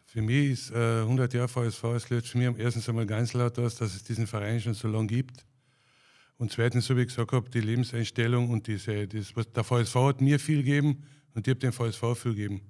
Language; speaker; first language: German; native; German